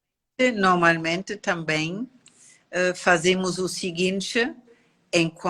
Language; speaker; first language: Portuguese; non-native, learner; German